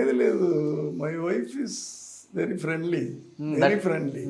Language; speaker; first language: Telugu; non-native, learner; Tamil